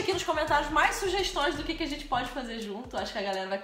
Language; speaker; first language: Portuguese; native; Portuguese